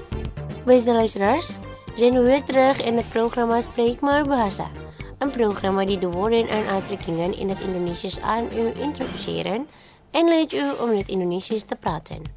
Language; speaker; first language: Dutch; non-native, learner; Indonesian